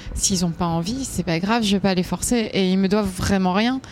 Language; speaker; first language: French; native; French